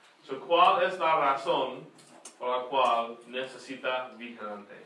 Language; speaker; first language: Spanish; non-native, fluent; English